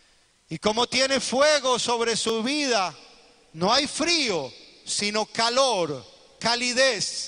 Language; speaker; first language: Spanish; native; Spanish